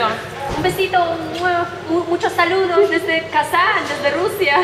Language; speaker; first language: Spanish; non-native, fluent; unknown